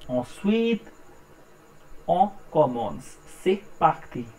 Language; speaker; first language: French; non-native, learner; Hindi